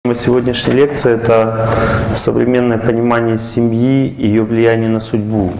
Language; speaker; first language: Russian; native; Russian